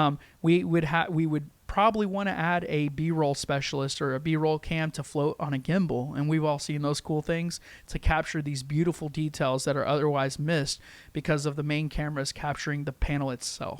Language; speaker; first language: English; native; English